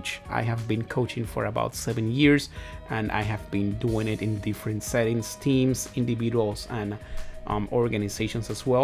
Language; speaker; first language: English; non-native, fluent; Spanish